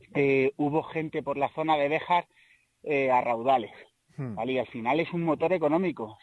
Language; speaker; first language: Spanish; native; Spanish